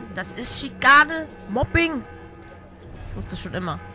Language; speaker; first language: German; native; German